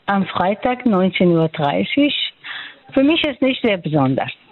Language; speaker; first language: German; non-native, fluent; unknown